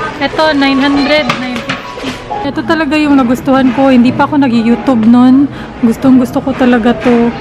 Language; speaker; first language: Filipino; non-native, local second language; Cebuano